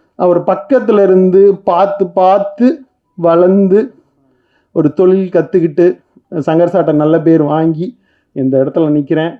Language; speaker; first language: Tamil; native; Tamil